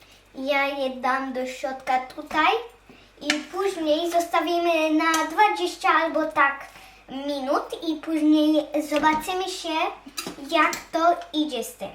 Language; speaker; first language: Polish; early bilingual, heritage; Polish